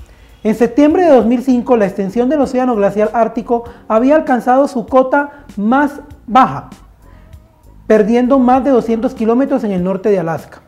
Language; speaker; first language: Spanish; native; Spanish